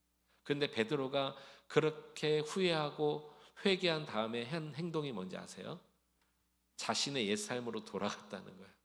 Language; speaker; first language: Korean; native; Korean